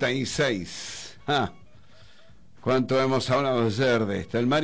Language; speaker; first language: Spanish; native; Spanish